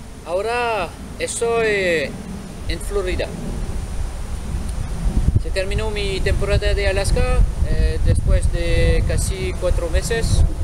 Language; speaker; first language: Spanish; non-native, fluent; French